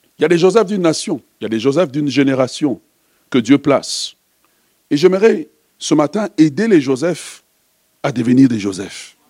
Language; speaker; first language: French; non-native, local second language; Lingala